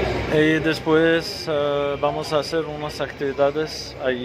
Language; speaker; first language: Spanish; non-native, fluent; Arabic